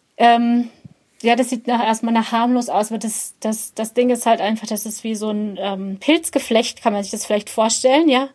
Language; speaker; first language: German; native; German